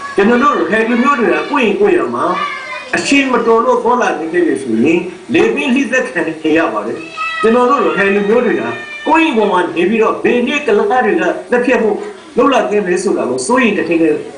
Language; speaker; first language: Burmese; native; Burmese